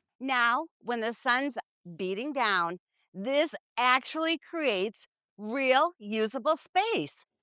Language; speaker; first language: English; native; English